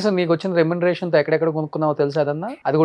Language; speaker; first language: Telugu; native; Telugu